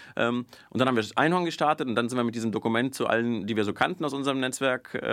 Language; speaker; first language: German; early bilingual, other home language; Russian